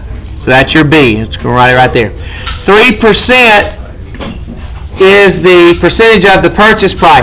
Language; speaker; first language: English; native; English